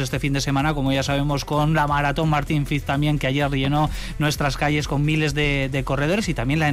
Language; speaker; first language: Spanish; native; Spanish